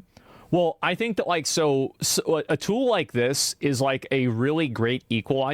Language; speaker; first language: English; native; English